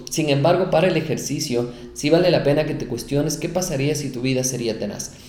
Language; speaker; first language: Spanish; native; Spanish